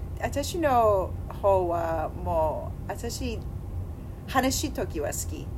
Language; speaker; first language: Japanese; non-native, learner; English